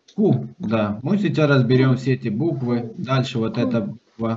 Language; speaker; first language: Russian; non-native, fluent; Spanish